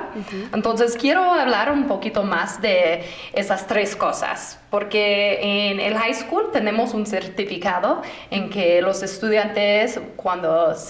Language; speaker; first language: Spanish; non-native, fluent; English